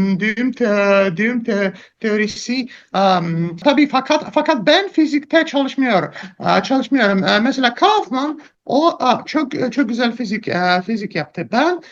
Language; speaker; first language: Turkish; non-native, learner; Russian